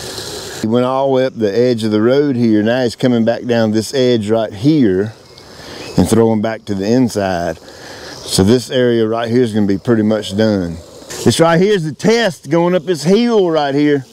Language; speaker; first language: English; native; English